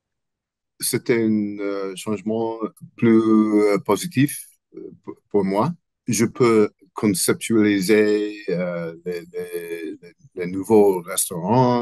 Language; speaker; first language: French; non-native, learner; English